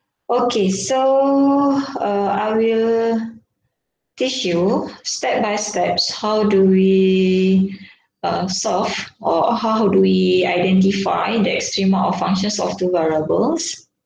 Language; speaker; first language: English; non-native, local second language; Malay